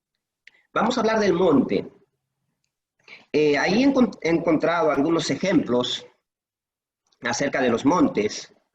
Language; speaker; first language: Spanish; native; Spanish